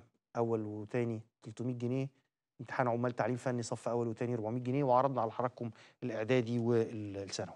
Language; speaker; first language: Arabic; native; Arabic